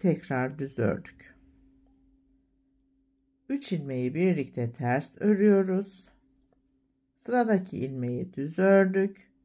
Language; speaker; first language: Turkish; native; Turkish